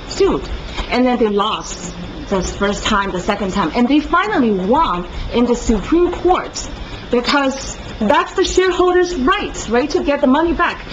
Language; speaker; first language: English; non-native, fluent; Chinese